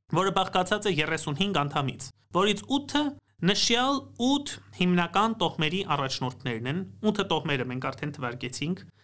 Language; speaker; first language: Armenian; native; Armenian